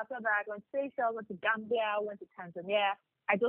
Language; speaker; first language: English; non-native, local second language; Yoruba